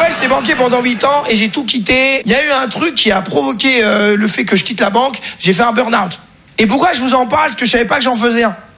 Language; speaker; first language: French; native; French